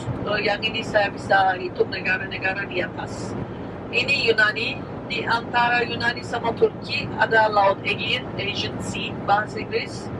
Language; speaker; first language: Indonesian; non-native, fluent; Turkish